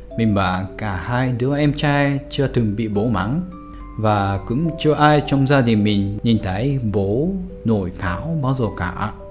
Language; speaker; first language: Vietnamese; non-native, fluent; Japanese